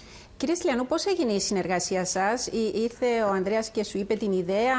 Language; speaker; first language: Greek; native; Greek